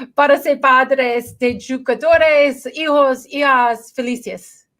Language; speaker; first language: Spanish; non-native, learner; English